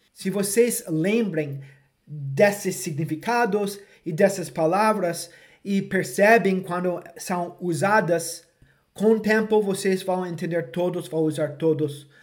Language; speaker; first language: Portuguese; non-native, fluent; English